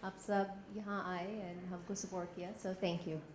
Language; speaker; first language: Hindi; non-native, learner; English